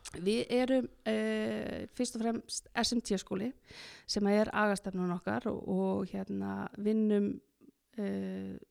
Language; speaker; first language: Icelandic; native; Icelandic